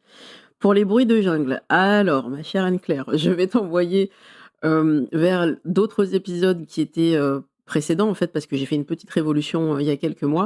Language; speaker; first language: French; native; French